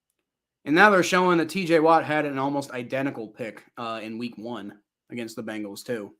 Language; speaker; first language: English; native; English